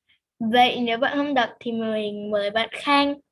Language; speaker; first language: Vietnamese; native; Vietnamese